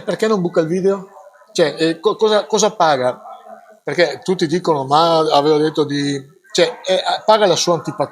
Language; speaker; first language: Italian; native; Italian